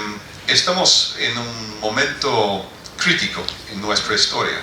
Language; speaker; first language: Spanish; non-native, fluent; English